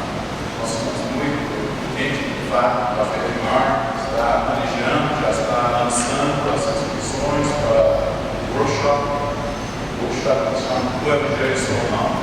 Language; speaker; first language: Portuguese; non-native, learner; English